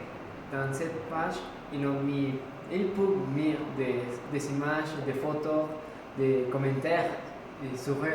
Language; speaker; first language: French; non-native, learner; Spanish